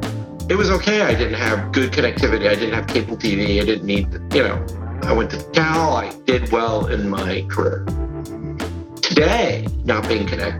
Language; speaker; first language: English; early bilingual, other home language; Serbian